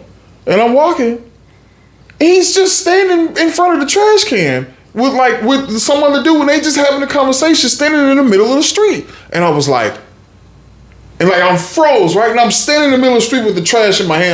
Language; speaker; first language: English; native; English